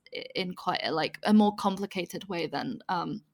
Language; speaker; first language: English; native; English